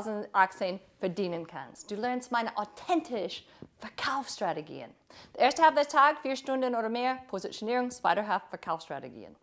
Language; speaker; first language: German; non-native, fluent; English